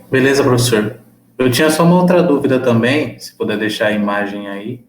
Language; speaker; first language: Portuguese; native; Portuguese